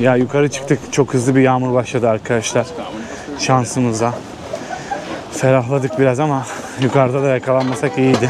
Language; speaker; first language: Turkish; native; Turkish